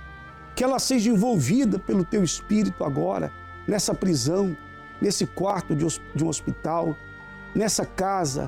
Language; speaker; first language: Portuguese; native; Portuguese